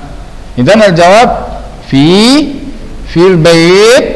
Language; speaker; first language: Arabic; non-native, fluent; Indonesian